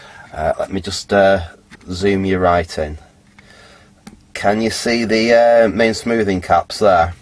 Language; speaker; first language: English; native; English